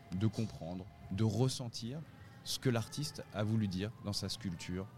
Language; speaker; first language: French; native; French